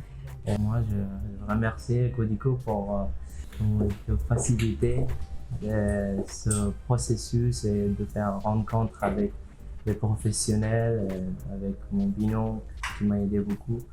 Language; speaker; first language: French; non-native, fluent; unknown